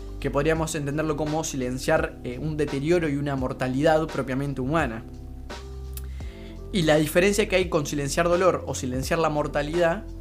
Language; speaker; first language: Spanish; native; Spanish